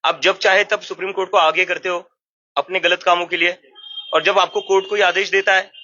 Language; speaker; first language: Hindi; non-native, local second language; Marathi